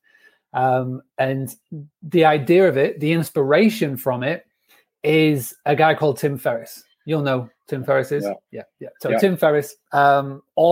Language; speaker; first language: English; native; English